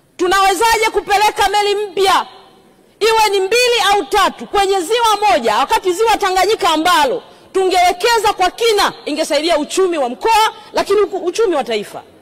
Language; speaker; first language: Swahili; native; Swahili